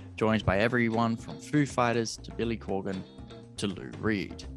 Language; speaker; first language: English; native; English